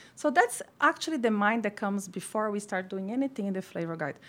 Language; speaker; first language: English; non-native, fluent; Portuguese